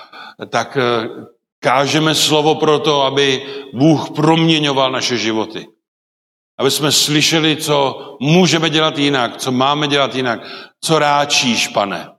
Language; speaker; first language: Czech; non-native, local second language; Polish